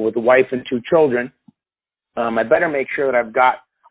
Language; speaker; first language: English; native; English